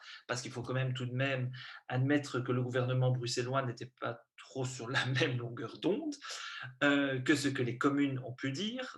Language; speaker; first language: French; native; French